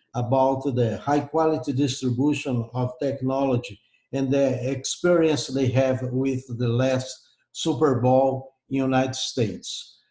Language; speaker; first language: English; non-native, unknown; Portuguese